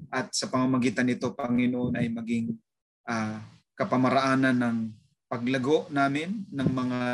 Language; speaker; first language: Filipino; native; Filipino